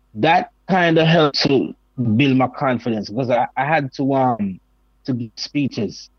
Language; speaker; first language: English; non-native, local second language; Jamaican Creole English